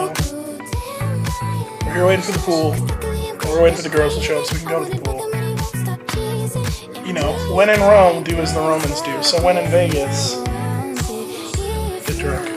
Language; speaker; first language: English; native; English